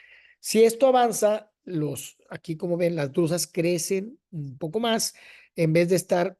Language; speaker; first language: Spanish; native; Spanish